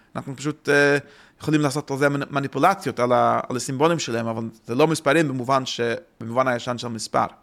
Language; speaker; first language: Hebrew; non-native, fluent; English